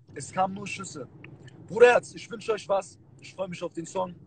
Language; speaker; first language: German; early bilingual, other home language; Turkish